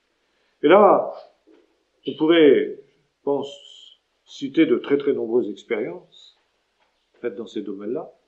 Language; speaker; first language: French; native; French